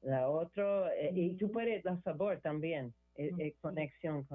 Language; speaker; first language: Spanish; non-native, learner; English